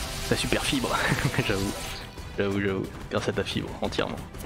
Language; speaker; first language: French; native; French